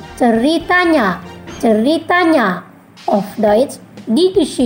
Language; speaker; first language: German; non-native, fluent; Indonesian